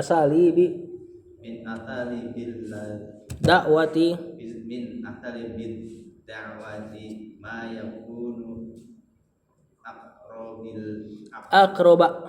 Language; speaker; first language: Arabic; non-native, fluent; Indonesian